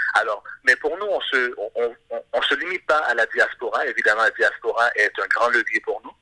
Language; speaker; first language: French; native; French